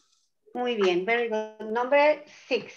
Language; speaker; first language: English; non-native, fluent; Spanish